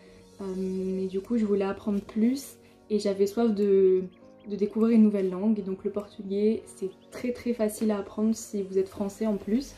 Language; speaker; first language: French; native; French